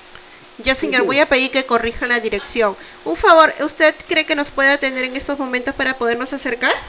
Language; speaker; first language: Spanish; native; Spanish